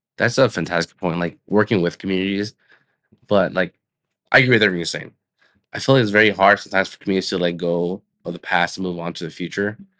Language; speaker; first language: English; native; English